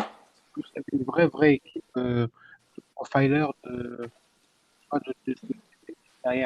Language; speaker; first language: French; native; French